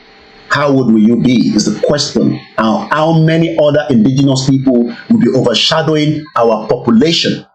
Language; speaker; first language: English; non-native, local second language; Yoruba